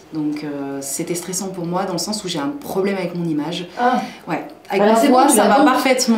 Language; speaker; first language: French; native; French